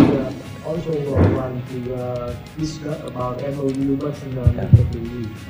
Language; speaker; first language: English; non-native, learner; Vietnamese